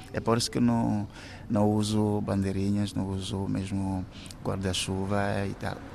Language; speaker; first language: Portuguese; non-native, fluent; Ewe